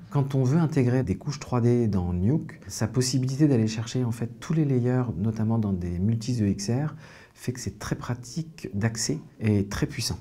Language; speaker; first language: French; native; French